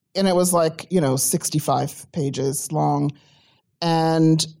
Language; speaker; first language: English; native; English